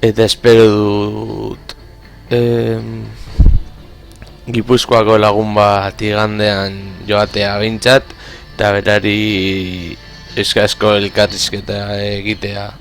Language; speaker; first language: Basque; non-native, local second language; Spanish